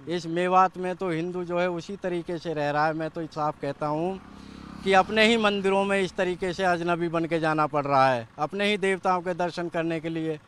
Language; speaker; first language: Hindi; native; Hindi